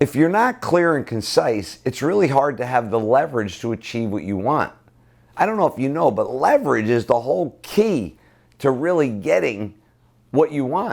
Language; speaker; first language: English; native; English